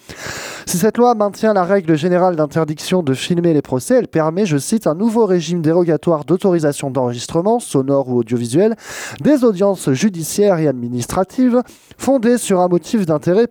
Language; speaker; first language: French; native; French